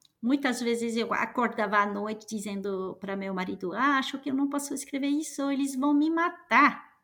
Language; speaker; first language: Portuguese; non-native, fluent; French